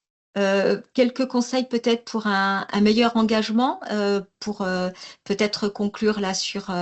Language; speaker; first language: French; native; French